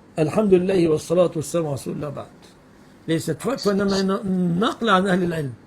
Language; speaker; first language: Arabic; native; Arabic